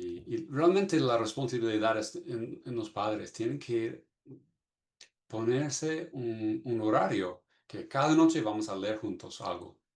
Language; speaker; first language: Spanish; non-native, fluent; English